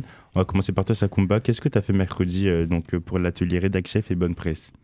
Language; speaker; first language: French; native; French